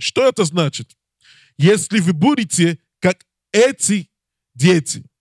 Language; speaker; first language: Russian; non-native, learner; English